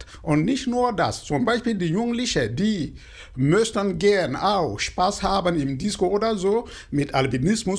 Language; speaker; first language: German; non-native, fluent; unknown